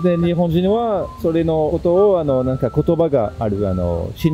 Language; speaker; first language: Japanese; non-native, fluent; French